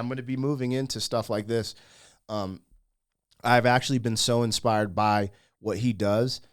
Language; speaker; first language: English; native; English